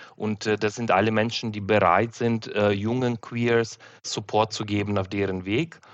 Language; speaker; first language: German; non-native, fluent; Ukrainian